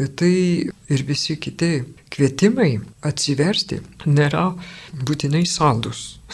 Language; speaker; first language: Lithuanian; non-native, fluent; French